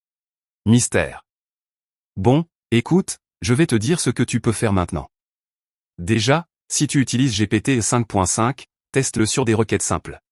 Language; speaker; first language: French; native; French